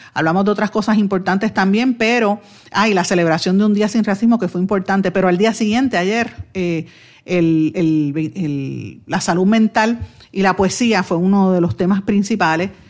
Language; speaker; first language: Spanish; native; Spanish